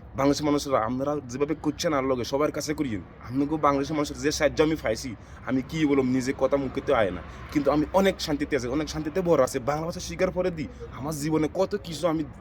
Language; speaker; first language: Bangla; non-native, fluent; Zulu